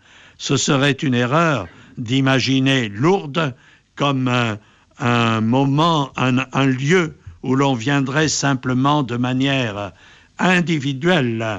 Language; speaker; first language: French; native; French